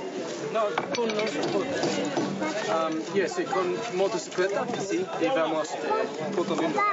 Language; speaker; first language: Spanish; non-native, learner; English